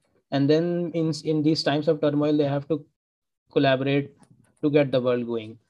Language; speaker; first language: English; non-native, local second language; Hindi